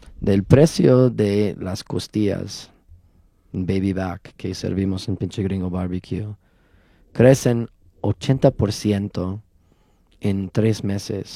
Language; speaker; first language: Spanish; non-native, learner; English